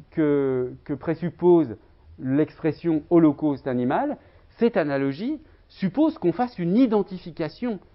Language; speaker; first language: French; native; French